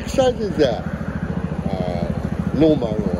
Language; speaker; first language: English; non-native, learner; Japanese